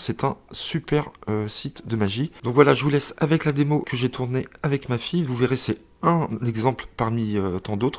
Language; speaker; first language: French; native; French